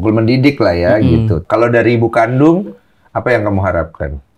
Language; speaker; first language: Indonesian; native; Indonesian